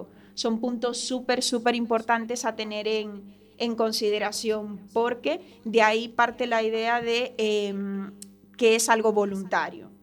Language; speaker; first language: Spanish; native; Spanish